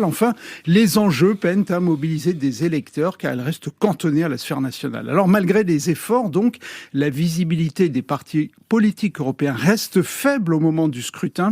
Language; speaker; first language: French; native; French